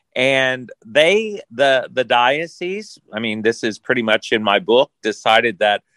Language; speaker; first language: English; native; English